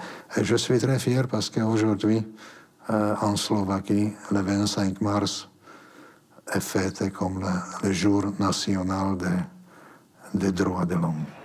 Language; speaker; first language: French; non-native, fluent; Slovak